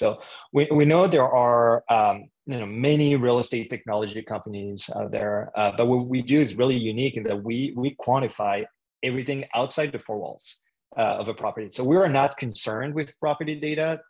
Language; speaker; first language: English; non-native, fluent; French